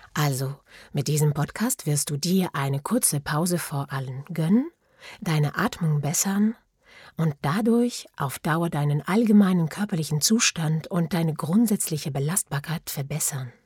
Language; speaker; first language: German; non-native, fluent; French